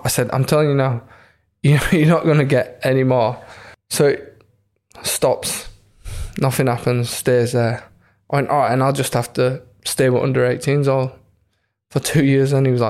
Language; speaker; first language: English; native; English